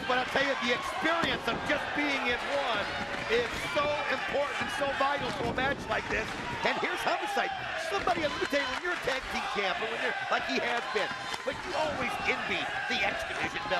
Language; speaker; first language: English; native; English